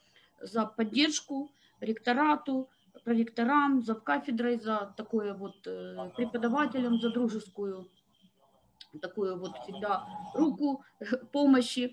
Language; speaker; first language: Russian; native; Russian